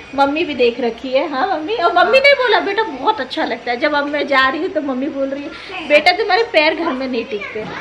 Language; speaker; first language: Hindi; native; Hindi